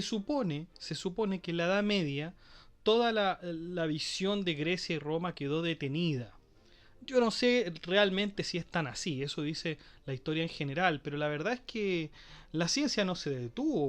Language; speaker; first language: Spanish; native; Spanish